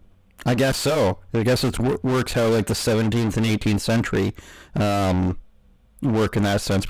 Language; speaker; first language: English; native; English